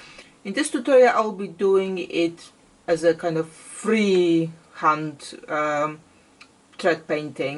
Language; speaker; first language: English; non-native, fluent; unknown